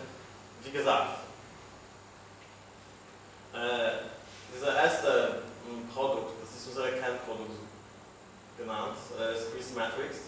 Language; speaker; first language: German; non-native, fluent; Polish